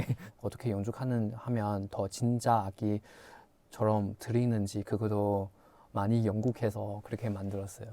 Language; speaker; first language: Korean; non-native, fluent; Chinese